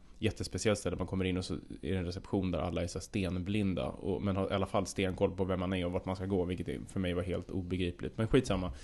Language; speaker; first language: Swedish; native; Swedish